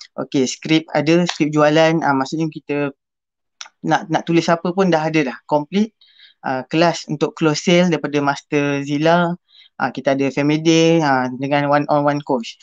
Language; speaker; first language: Malay; native; Malay